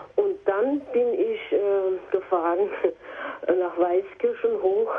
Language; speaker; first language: German; native; German